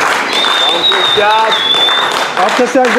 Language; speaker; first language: German; native; German